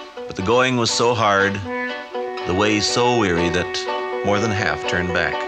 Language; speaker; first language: English; native; English